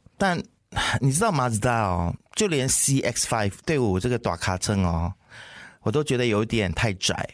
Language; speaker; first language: Chinese; native; Chinese